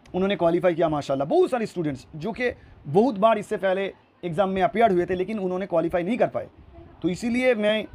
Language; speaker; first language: Hindi; non-native, local second language; Urdu